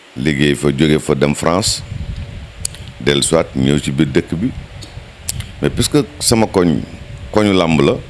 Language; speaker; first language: Wolof; native; Wolof